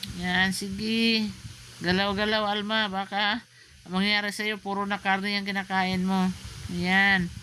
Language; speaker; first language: Filipino; non-native, local second language; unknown